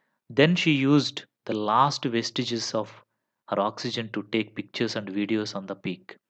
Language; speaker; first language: English; non-native, local second language; Telugu